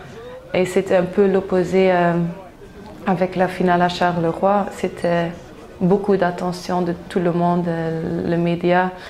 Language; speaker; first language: French; non-native, local second language; Dutch